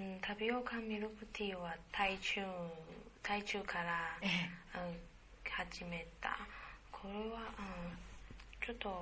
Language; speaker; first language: Japanese; non-native, learner; Chinese